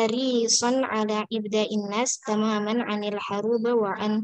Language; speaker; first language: Arabic; non-native, learner; Indonesian